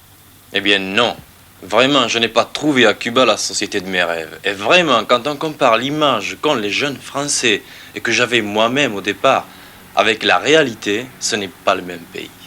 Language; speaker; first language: French; native; French